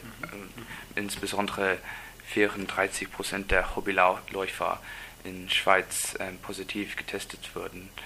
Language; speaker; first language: German; non-native, learner; English